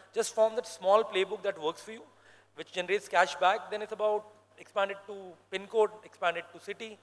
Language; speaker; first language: English; non-native, local second language; Hindi